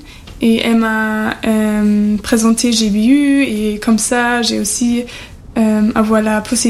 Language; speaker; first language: French; non-native, learner; German